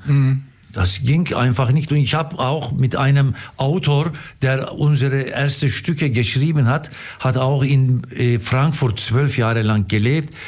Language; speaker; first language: German; non-native, fluent; Turkish